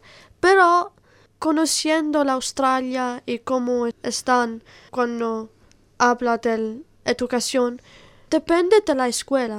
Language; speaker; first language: Spanish; non-native, learner; Italian